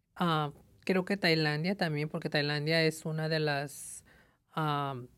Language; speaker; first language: Spanish; early bilingual, heritage; Spanish